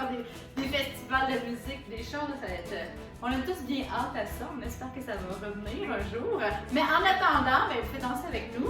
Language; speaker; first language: French; native; French